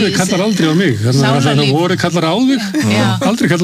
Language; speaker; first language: Icelandic; native; Icelandic